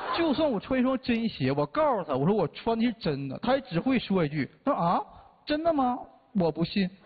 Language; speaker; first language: Chinese; native; Chinese